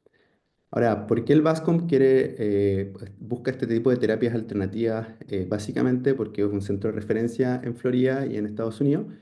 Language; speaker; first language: Spanish; native; Spanish